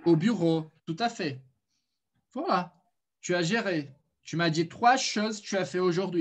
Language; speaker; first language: French; non-native, fluent; Portuguese